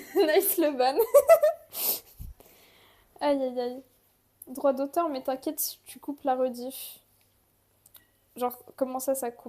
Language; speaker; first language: French; native; French